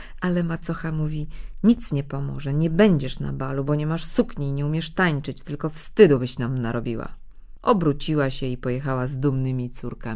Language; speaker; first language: Polish; native; Polish